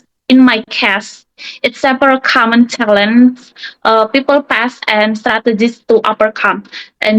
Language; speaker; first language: English; non-native, learner; Indonesian